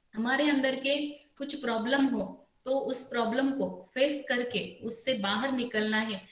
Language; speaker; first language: Hindi; non-native, local second language; Marathi